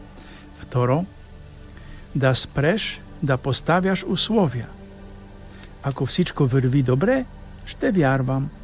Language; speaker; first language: Bulgarian; non-native, fluent; Polish